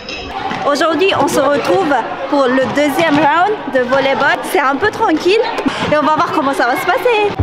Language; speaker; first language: French; early bilingual, other home language; Filipino